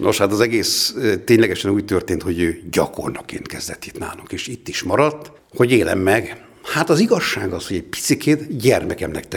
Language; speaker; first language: Hungarian; native; Hungarian